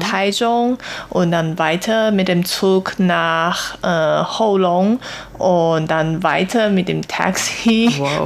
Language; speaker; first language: German; non-native, learner; Chinese